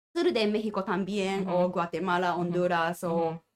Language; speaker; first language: Spanish; non-native, learner; Japanese